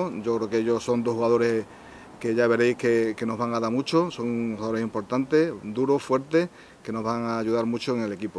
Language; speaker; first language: Spanish; native; Spanish